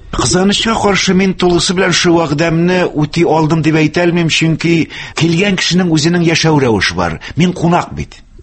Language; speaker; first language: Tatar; native; Tatar